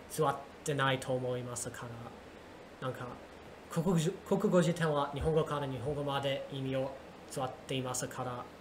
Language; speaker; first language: Japanese; non-native, learner; English